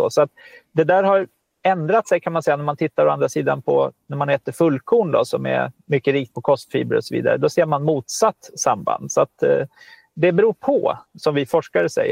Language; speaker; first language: Swedish; native; Swedish